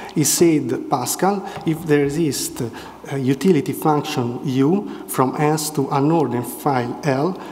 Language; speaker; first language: English; non-native, fluent; Italian